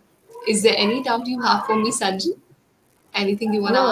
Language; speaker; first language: English; non-native, local second language; Hindi